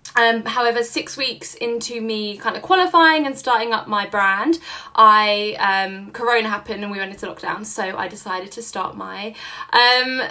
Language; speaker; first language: English; native; English